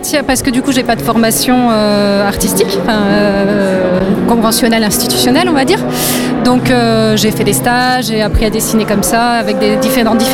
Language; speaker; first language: French; native; French